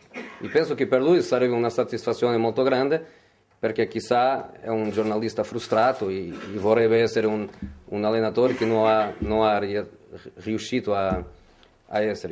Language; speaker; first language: Italian; non-native, fluent; Portuguese